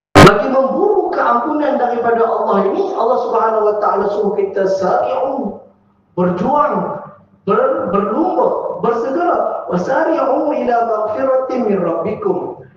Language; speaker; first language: Malay; native; Malay